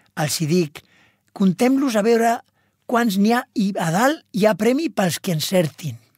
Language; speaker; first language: Catalan; non-native, local second language; Spanish